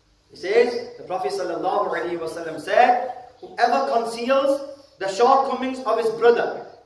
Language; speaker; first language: English; early bilingual, other home language; Urdu